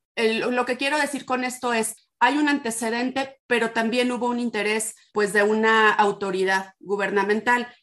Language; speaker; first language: Spanish; native; Spanish